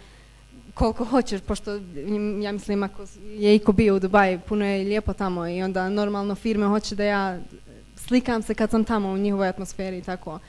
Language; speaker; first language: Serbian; early bilingual, heritage; Bosnian